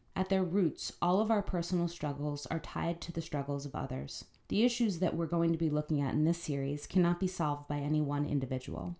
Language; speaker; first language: English; native; English